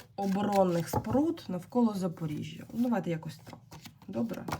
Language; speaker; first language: Ukrainian; non-native, local second language; Russian